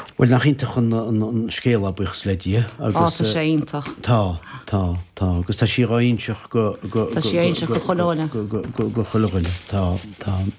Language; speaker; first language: Irish; native; Irish